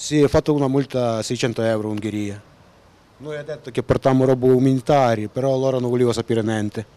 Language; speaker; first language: Italian; non-native, learner; Ukrainian